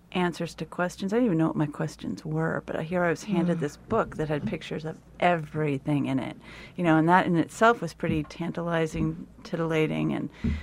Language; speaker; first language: English; native; English